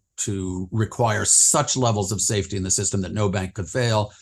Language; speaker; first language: English; native; English